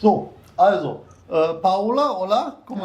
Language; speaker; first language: Spanish; non-native, learner; German